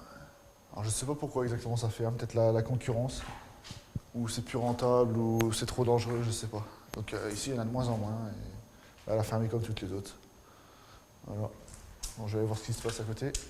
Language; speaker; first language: French; native; French